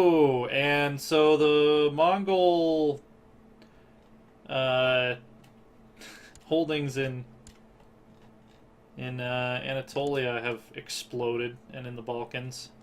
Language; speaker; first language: English; native; English